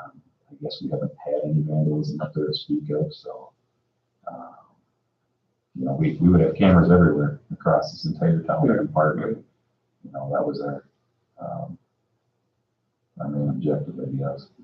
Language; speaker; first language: English; native; English